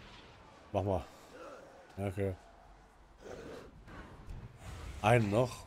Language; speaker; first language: German; native; German